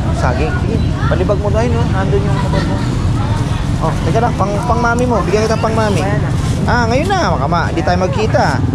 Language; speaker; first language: Filipino; non-native, local second language; Bikol